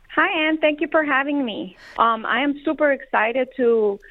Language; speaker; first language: English; non-native, fluent; Spanish